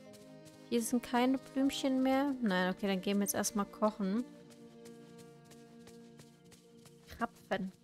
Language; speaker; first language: German; native; German